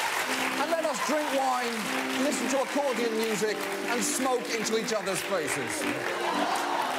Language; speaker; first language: English; native; English